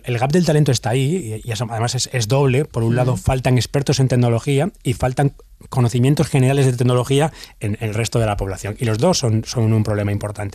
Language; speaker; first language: Spanish; native; Spanish